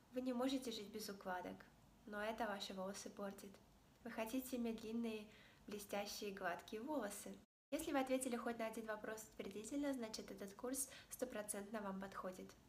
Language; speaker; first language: Russian; native; Russian